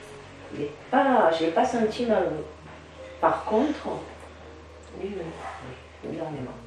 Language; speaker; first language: French; native; French